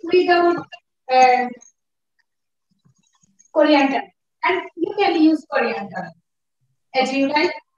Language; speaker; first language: English; non-native, learner; Bangla